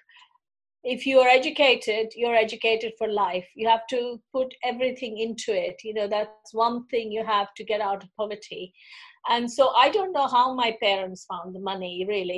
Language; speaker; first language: English; non-native, local second language; Bangla